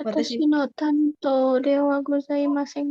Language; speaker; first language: Japanese; non-native, learner; Indonesian